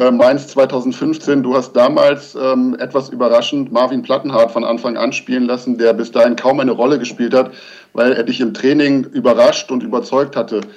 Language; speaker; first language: German; native; German